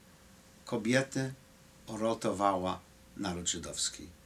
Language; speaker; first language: Polish; non-native, fluent; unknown